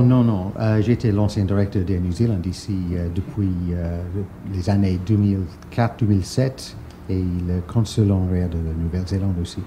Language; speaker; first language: French; non-native, fluent; English